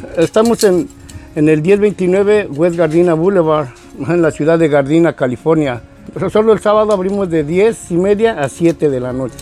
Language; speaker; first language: Spanish; native; Spanish